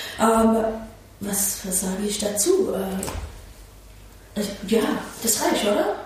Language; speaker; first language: German; non-native, fluent; English